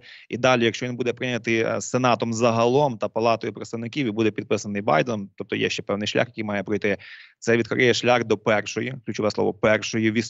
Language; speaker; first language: Ukrainian; native; Ukrainian